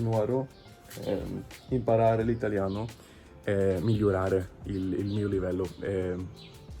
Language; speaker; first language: Italian; non-native, learner; English